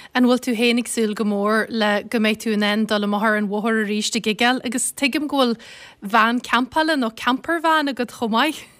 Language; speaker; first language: Irish; native; Irish